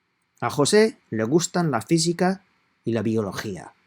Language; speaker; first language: Spanish; non-native, fluent; English